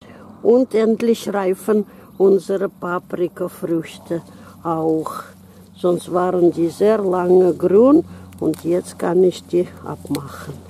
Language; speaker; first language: German; non-native, learner; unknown